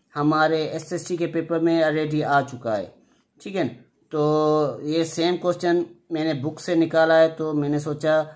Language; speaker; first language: Urdu; non-native, local second language; Sindhi